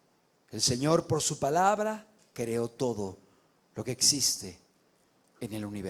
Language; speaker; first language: Spanish; native; Spanish